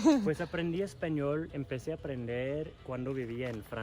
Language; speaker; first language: Spanish; non-native, fluent; English